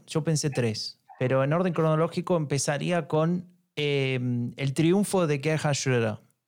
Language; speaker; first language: Spanish; native; Spanish